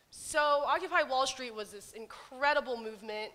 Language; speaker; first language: English; native; English